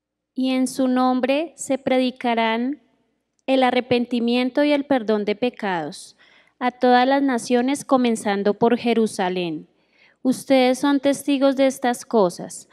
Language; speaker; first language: Spanish; native; Spanish